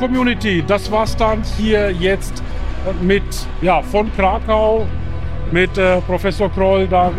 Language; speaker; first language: German; native; German